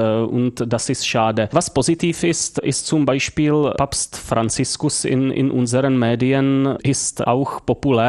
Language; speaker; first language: German; non-native, fluent; Czech